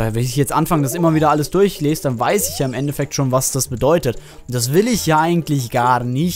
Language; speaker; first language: German; native; German